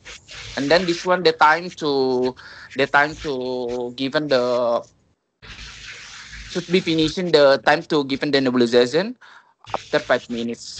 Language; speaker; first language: English; non-native, learner; Indonesian